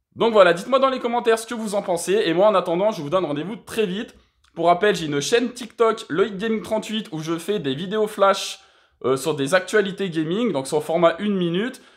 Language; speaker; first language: French; native; French